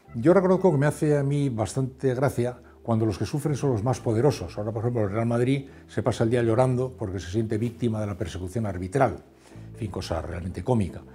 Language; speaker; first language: Spanish; native; Spanish